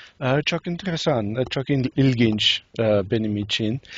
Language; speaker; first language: Turkish; non-native, learner; English